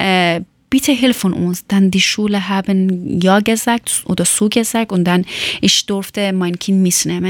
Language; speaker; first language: German; non-native, learner; Persian